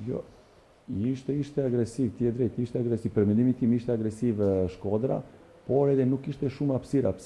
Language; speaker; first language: Albanian; non-native, learner; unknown